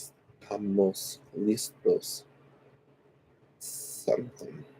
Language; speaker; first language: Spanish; non-native, learner; English